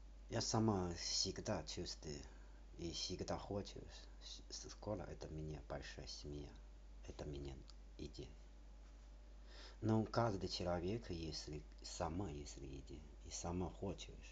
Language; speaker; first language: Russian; non-native, learner; Chinese